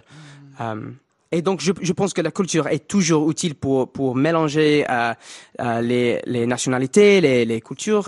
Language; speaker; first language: French; non-native, fluent; English